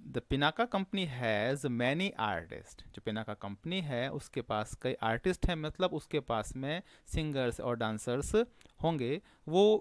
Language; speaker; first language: Hindi; native; Hindi